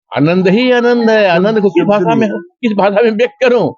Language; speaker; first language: Hindi; native; Hindi